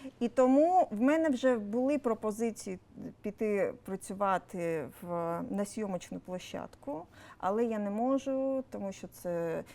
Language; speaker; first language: Ukrainian; non-native, local second language; Russian